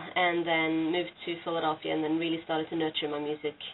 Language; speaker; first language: English; non-native, fluent; Norwegian